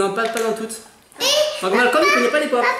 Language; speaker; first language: French; native; French